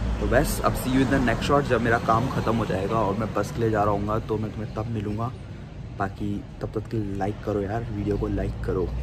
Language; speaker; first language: Hindi; native; Hindi